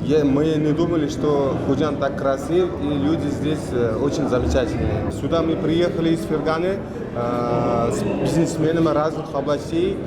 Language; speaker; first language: Russian; non-native, local second language; Uzbek